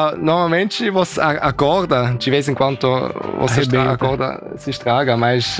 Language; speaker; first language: Portuguese; early bilingual, heritage; German